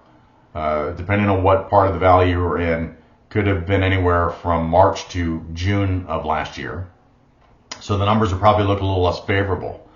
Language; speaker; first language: English; native; English